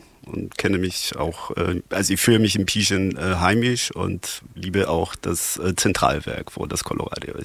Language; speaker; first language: German; non-native, fluent; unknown